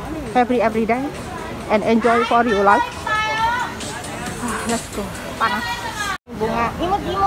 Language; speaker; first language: English; non-native, learner; Indonesian